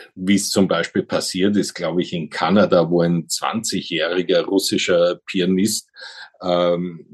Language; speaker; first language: German; native; German